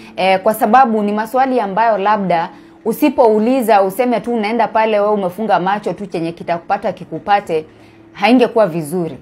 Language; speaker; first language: Swahili; native; Swahili